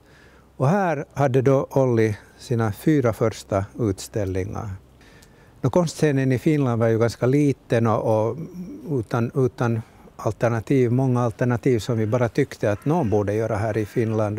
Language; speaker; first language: Swedish; native; Swedish